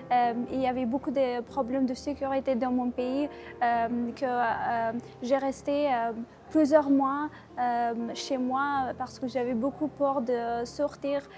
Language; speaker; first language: French; non-native, fluent; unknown